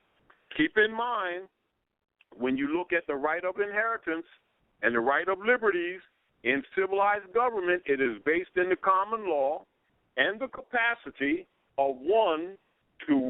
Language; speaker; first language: English; native; English